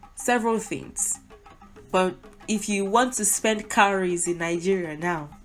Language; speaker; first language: English; non-native, local second language; Yoruba